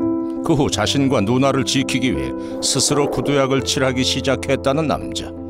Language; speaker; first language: Korean; native; Korean